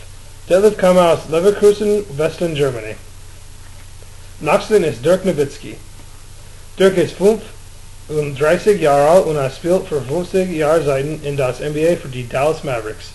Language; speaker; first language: German; non-native, learner; English